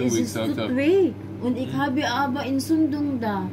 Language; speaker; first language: German; non-native, learner; Filipino